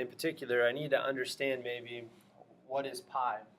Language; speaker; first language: English; native; English